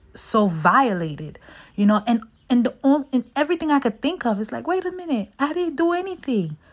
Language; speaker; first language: English; native; English